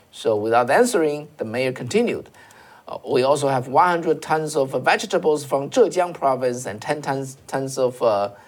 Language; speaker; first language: English; non-native, fluent; Chinese